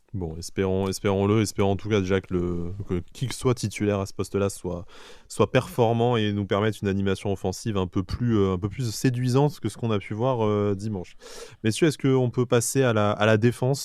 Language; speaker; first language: French; native; French